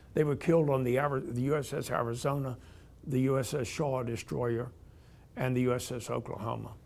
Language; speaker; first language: English; native; English